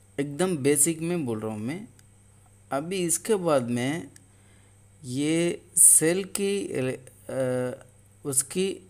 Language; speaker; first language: Hindi; non-native, local second language; Tamil